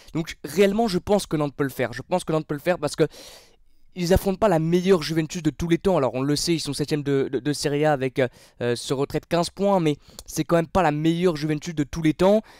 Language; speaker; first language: French; native; French